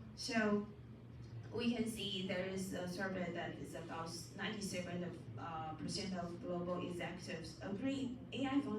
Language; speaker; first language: English; non-native, fluent; Chinese